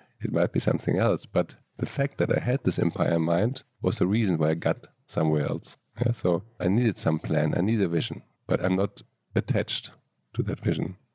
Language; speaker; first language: English; non-native, fluent; German